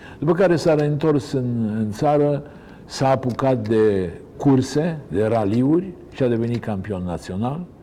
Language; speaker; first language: Romanian; native; Romanian